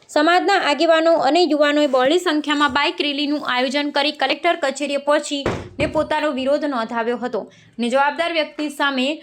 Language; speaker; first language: Gujarati; native; Gujarati